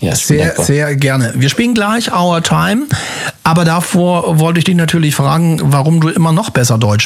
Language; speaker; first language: German; native; German